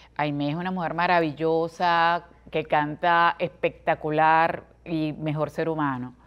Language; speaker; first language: Spanish; native; Spanish